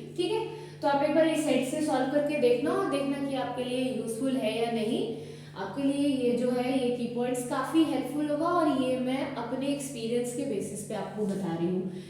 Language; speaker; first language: Hindi; native; Hindi